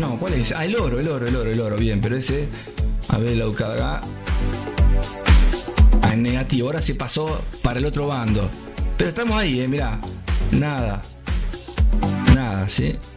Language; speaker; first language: Spanish; native; Spanish